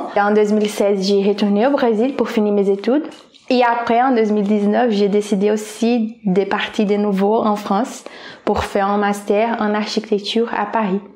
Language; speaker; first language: French; non-native, fluent; Portuguese